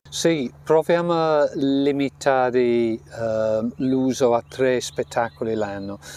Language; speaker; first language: Italian; non-native, fluent; English